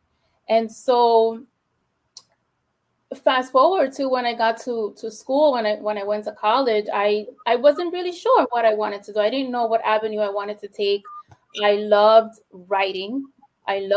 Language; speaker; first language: English; early bilingual, other home language; Spanish